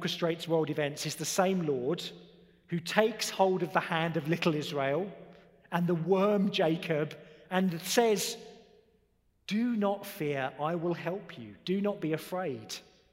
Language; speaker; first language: English; native; English